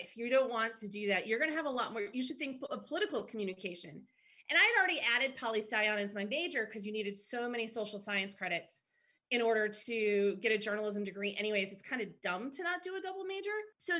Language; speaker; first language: English; native; English